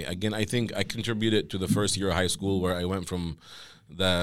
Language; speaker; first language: English; non-native, fluent; Arabic